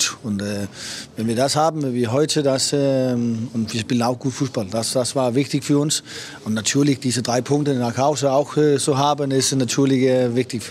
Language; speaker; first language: German; non-native, learner; Danish